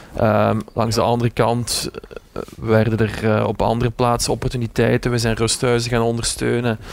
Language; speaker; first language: Dutch; native; Dutch